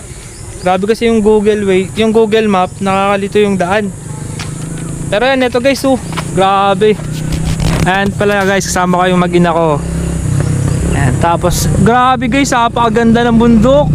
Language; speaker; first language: Filipino; native; Filipino